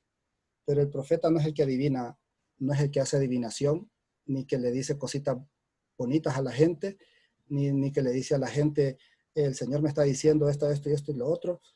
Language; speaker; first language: Spanish; native; Spanish